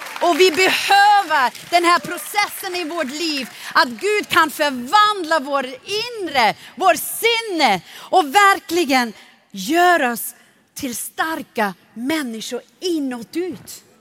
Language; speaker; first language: Swedish; non-native, fluent; German